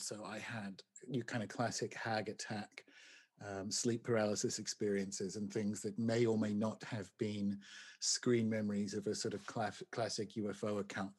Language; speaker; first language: English; native; English